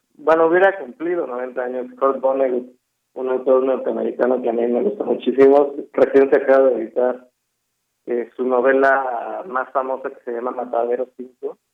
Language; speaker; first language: Spanish; native; Spanish